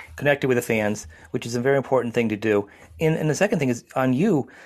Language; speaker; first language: English; native; English